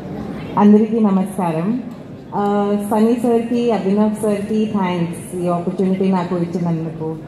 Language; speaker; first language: Telugu; non-native, learner; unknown